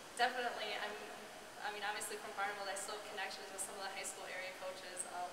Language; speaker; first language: English; native; English